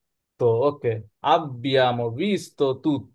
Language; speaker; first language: Italian; non-native, fluent; Bangla